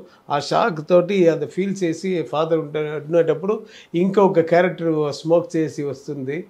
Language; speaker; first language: Telugu; non-native, learner; Tamil